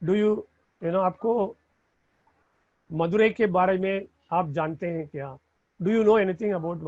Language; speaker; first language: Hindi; non-native, local second language; Tamil